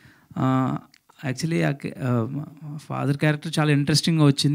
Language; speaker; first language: Telugu; native; Telugu